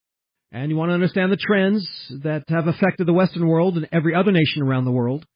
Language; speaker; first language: English; early bilingual, heritage; English